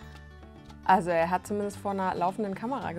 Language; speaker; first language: German; native; German